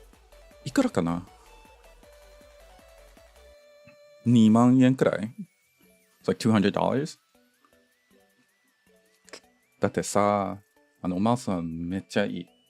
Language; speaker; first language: Japanese; non-native, learner; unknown